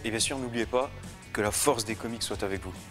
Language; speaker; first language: French; native; French